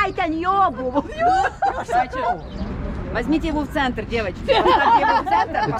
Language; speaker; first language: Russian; non-native, fluent; Lithuanian